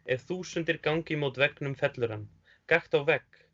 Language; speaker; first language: Icelandic; native; Icelandic